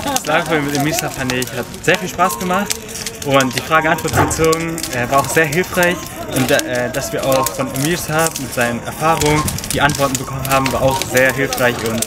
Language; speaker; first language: German; early bilingual, other home language; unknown